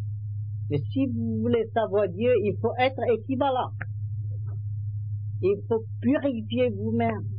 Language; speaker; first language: French; non-native, learner; Vietnamese